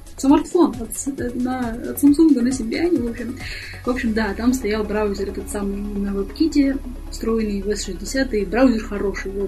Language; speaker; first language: Russian; native; Russian